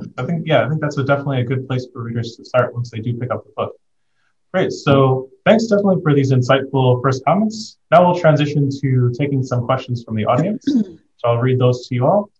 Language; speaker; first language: English; native; English